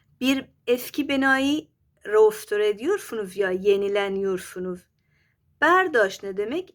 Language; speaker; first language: Turkish; non-native, fluent; Persian